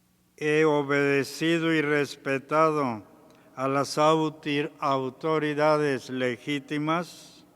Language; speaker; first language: Spanish; native; Spanish